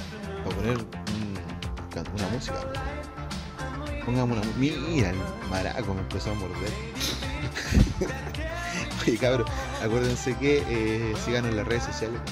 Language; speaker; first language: Spanish; native; Spanish